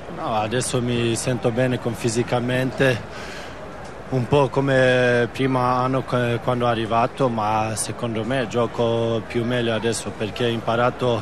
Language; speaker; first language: Italian; non-native, learner; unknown